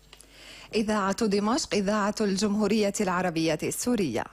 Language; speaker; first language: Arabic; native; Arabic